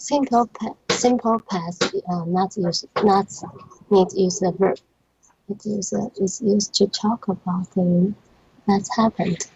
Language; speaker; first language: English; non-native, learner; Chinese